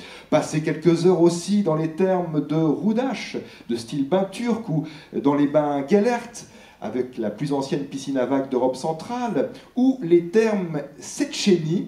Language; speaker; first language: French; native; French